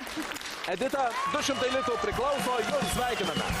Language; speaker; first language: Lithuanian; native; Lithuanian